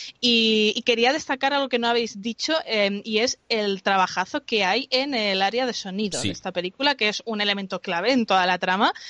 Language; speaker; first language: Spanish; native; Spanish